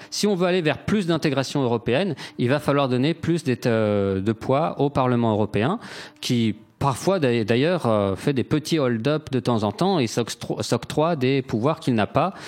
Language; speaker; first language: French; native; French